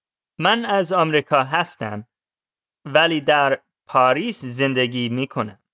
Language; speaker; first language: Persian; non-native, learner; English